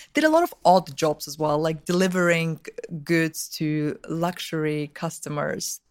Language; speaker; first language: English; early bilingual, other home language; Russian